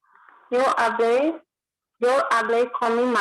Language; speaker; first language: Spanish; non-native, learner; Portuguese